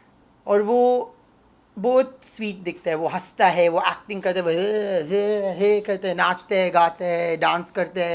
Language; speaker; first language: Hindi; non-native, local second language; English